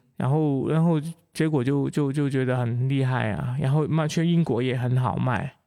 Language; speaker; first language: Chinese; non-native, local second language; Cantonese